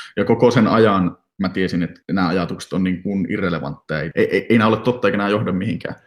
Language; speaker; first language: Finnish; native; Finnish